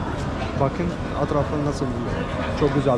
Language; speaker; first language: Turkish; non-native, learner; Arabic